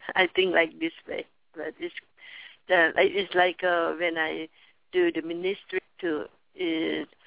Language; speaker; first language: English; non-native, learner; Thai